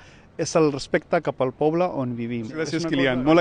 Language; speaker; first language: Catalan; non-native, fluent; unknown